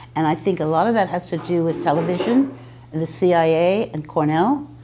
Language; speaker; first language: English; native; English